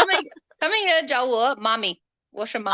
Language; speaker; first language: Chinese; non-native, learner; English